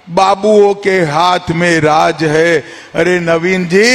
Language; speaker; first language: Hindi; non-native, local second language; Gujarati